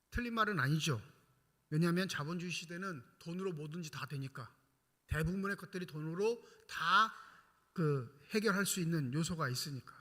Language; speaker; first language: Korean; native; Korean